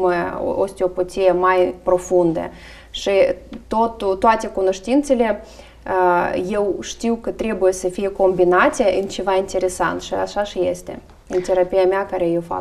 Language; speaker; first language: Romanian; non-native, learner; Russian